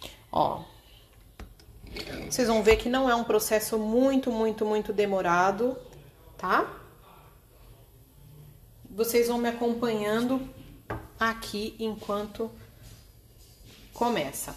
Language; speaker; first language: Portuguese; native; Portuguese